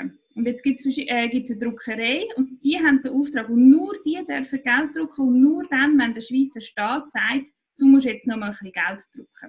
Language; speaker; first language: German; native; German